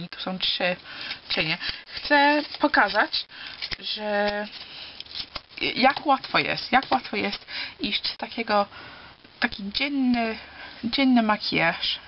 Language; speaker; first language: Polish; early bilingual, heritage; Polish